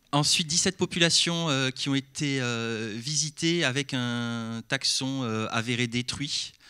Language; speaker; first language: French; native; French